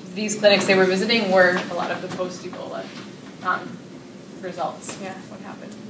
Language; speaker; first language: English; native; English